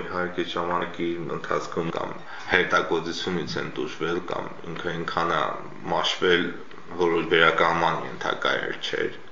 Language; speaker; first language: Armenian; native; Armenian